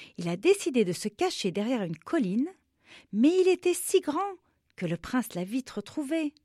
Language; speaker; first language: French; non-native, local second language; Arabic